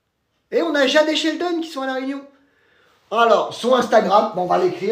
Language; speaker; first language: French; native; French